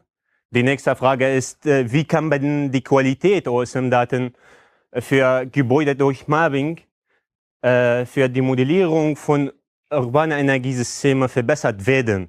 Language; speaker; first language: German; non-native, fluent; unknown